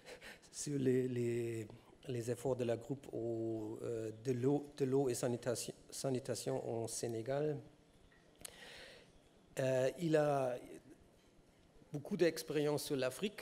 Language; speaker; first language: French; non-native, learner; German